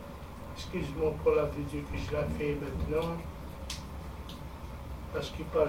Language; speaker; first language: French; non-native, fluent; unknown